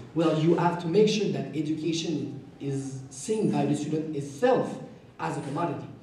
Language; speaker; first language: English; non-native, fluent; French